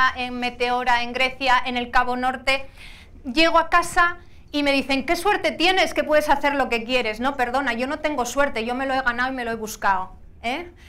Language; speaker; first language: Spanish; native; Spanish